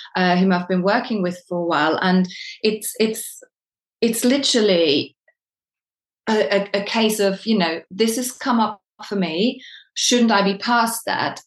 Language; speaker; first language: English; non-native, fluent; German